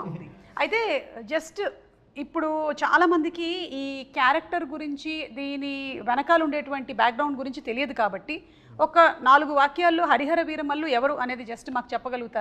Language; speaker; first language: Telugu; native; Telugu